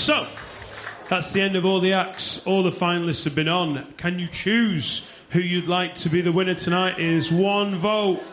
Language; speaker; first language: English; native; English